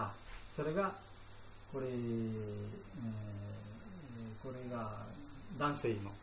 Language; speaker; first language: Japanese; non-native, learner; Bangla